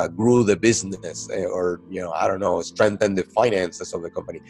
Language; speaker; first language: English; non-native, fluent; Spanish